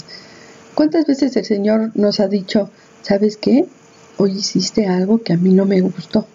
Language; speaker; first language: Spanish; native; Spanish